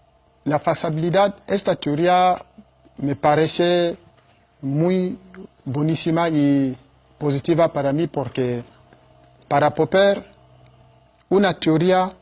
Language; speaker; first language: Spanish; non-native, fluent; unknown